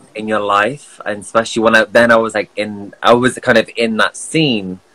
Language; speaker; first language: English; native; English